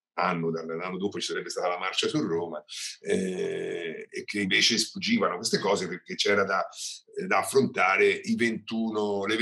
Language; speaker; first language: Italian; native; Italian